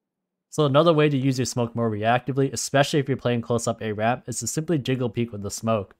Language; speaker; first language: English; native; English